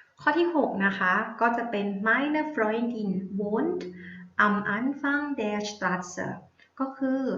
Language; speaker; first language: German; non-native, learner; Thai